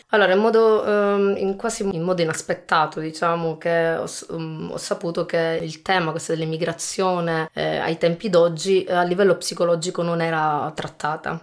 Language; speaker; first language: Italian; native; Italian